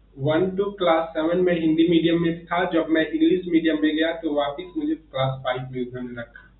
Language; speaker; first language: Hindi; native; Hindi